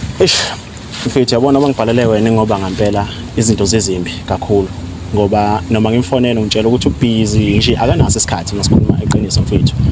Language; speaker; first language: Zulu; native; Zulu